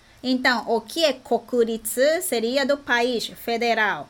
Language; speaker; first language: Portuguese; non-native, fluent; Japanese